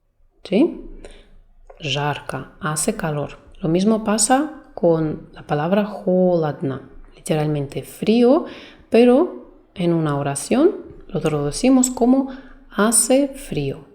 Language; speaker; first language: Spanish; non-native, fluent; Russian